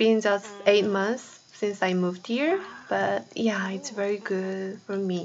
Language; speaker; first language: English; non-native, fluent; Korean